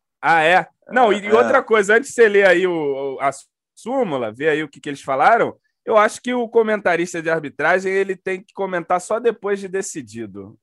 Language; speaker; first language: Portuguese; native; Portuguese